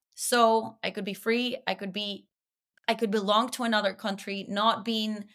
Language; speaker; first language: English; non-native, fluent; Spanish